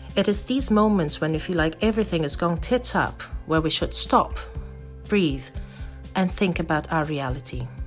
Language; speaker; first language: English; non-native, fluent; Maltese